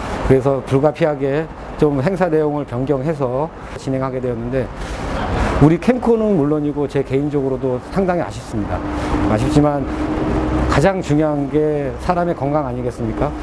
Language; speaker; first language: Korean; native; Korean